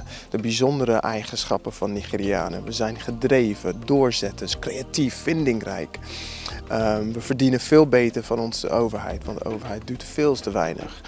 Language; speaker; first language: Dutch; non-native, fluent; English